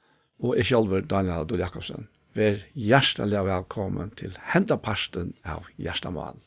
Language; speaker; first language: Danish; non-native, local second language; Faroese